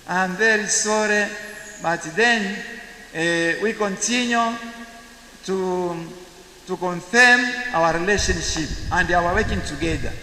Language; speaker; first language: English; non-native, local second language; Swahili